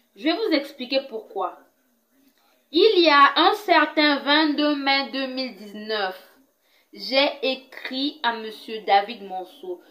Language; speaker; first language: French; non-native, local second language; Lingala